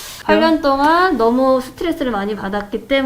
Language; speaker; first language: Korean; native; Korean